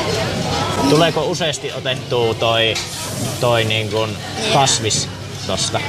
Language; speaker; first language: Finnish; native; Finnish